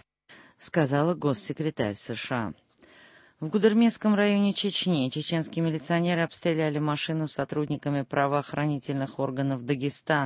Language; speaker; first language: Russian; native; Russian